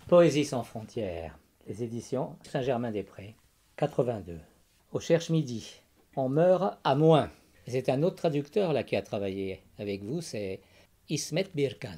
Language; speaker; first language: French; native; French